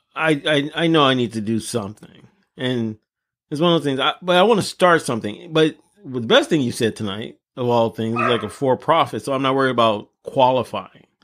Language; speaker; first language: English; native; English